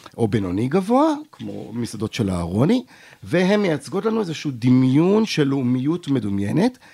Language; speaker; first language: Hebrew; native; Hebrew